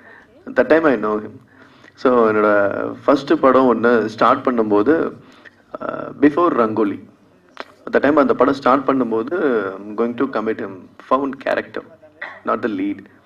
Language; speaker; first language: Tamil; non-native, fluent; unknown